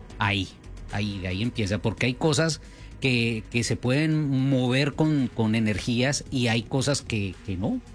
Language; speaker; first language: Spanish; native; Spanish